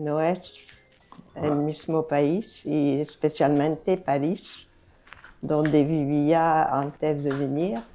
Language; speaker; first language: Spanish; non-native, fluent; French